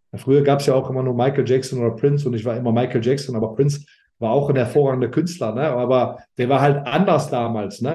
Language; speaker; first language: German; early bilingual, other home language; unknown